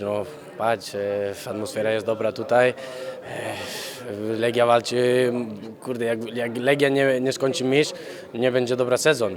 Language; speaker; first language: Polish; non-native, fluent; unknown